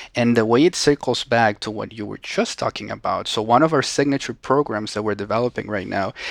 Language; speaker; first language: English; non-native, fluent; Spanish